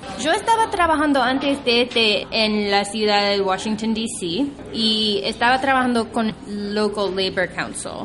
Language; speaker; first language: Spanish; non-native, fluent; English